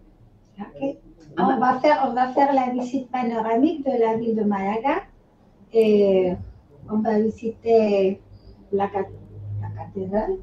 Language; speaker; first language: French; non-native, fluent; Spanish